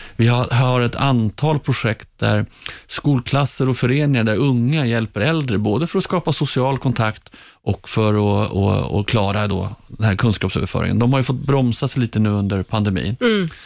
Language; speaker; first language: Swedish; native; Swedish